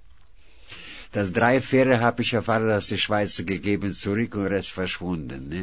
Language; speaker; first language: German; non-native, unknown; Russian